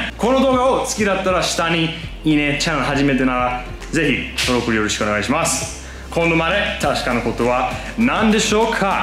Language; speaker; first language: Japanese; non-native, fluent; English